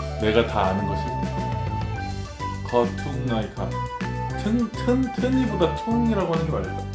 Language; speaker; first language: Korean; native; Korean